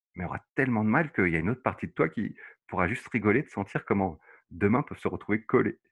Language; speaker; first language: French; native; French